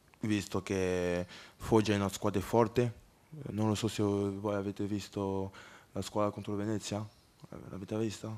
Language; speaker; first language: Italian; non-native, learner; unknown